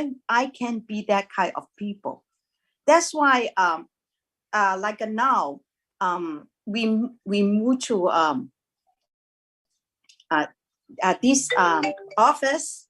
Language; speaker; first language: English; non-native, learner; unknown